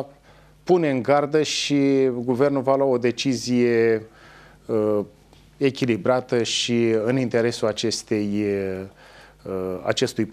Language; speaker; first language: Romanian; native; Romanian